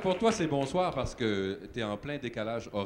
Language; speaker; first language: French; native; French